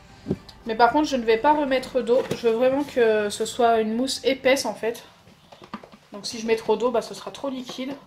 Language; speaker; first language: French; native; French